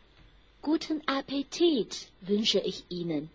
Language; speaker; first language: German; non-native, fluent; Chinese